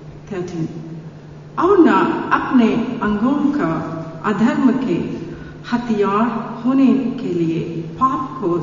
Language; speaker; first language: English; non-native, local second language; Telugu